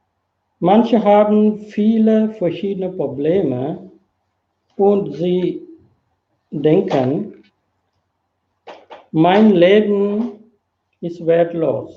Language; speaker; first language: German; non-native, fluent; Sinhala